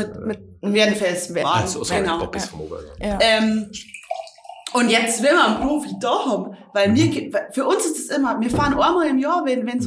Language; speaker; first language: German; native; German